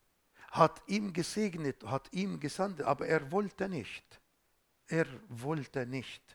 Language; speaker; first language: German; non-native, fluent; Arabic